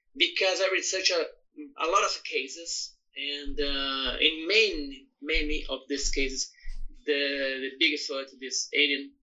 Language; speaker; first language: English; non-native, learner; Portuguese